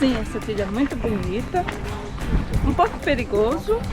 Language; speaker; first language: Portuguese; non-native, learner; English